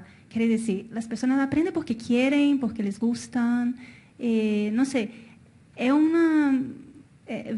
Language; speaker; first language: Spanish; non-native, fluent; Portuguese